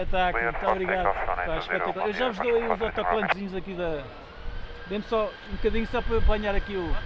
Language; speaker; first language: Portuguese; native; Portuguese